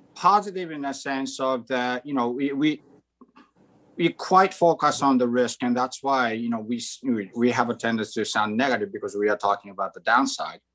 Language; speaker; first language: English; non-native, fluent; Croatian